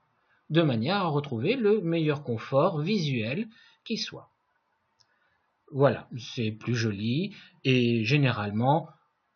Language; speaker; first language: French; native; French